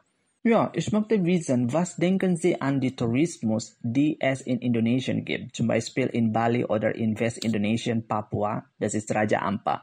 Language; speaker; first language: German; non-native, fluent; Indonesian